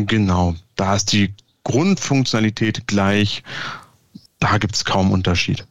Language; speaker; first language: German; native; German